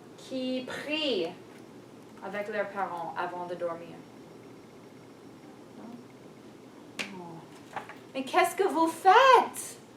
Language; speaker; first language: French; non-native, fluent; English